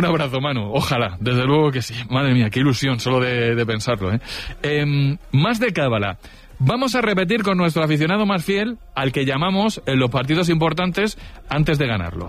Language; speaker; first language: Spanish; native; Spanish